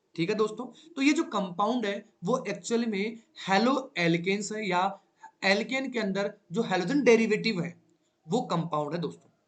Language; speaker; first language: Hindi; native; Hindi